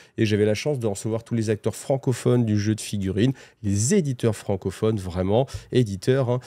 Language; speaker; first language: French; native; French